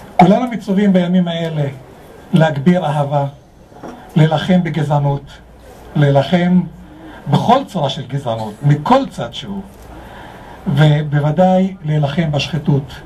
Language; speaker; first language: Hebrew; non-native, local second language; Arabic